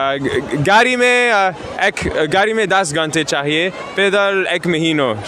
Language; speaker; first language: Hindi; non-native, learner; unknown